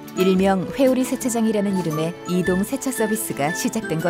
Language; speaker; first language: Korean; native; Korean